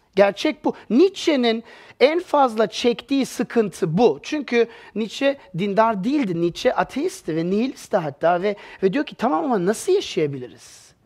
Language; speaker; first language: Turkish; native; Turkish